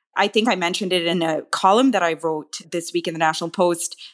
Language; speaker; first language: English; non-native, local second language; Tamil